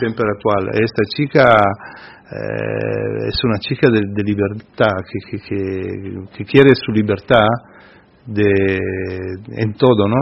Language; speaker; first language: Spanish; non-native, fluent; Italian